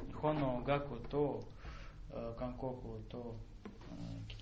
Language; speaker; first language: Japanese; non-native, learner; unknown